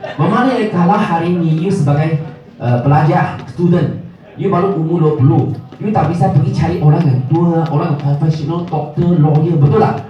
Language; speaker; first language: Malay; non-native, local second language; Min Nan Chinese